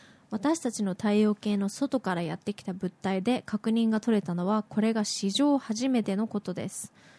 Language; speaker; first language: Japanese; native; Japanese